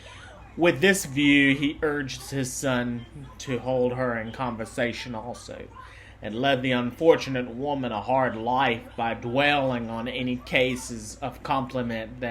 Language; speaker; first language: English; native; English